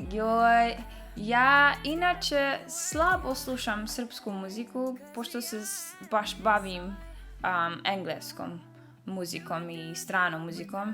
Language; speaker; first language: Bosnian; early bilingual, heritage; Dutch